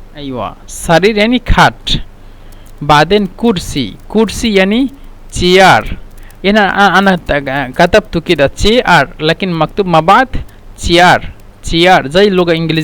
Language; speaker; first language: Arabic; non-native, fluent; Bangla